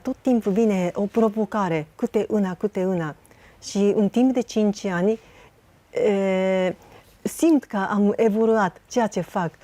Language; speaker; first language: Romanian; non-native, learner; Japanese